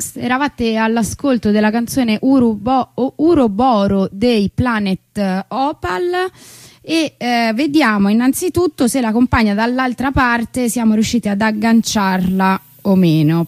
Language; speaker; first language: Italian; native; Italian